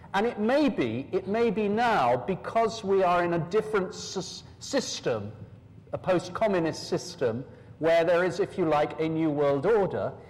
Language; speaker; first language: English; native; English